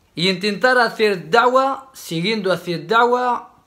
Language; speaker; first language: Spanish; non-native, fluent; Arabic